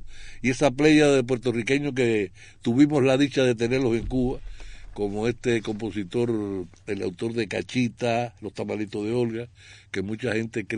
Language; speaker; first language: Spanish; native; Spanish